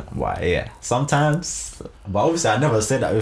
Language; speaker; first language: English; early bilingual, other home language; Shona